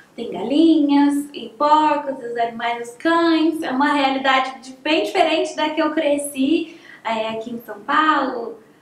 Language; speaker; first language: Portuguese; native; Portuguese